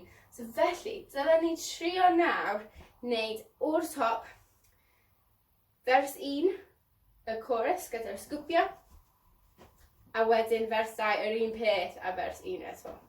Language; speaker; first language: Welsh; non-native, local second language; English